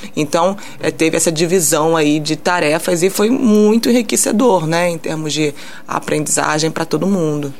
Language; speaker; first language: Portuguese; early bilingual, heritage; Portuguese